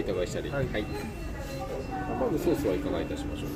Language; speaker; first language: Japanese; native; Japanese